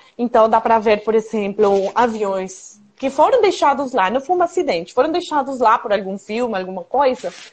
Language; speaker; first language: Portuguese; non-native, fluent; Spanish